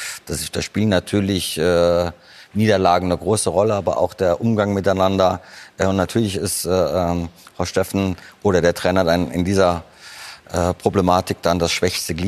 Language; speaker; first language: German; native; German